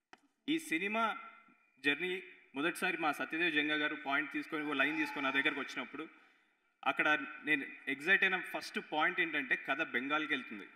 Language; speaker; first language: Telugu; native; Telugu